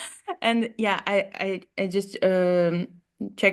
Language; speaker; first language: English; non-native, learner; Russian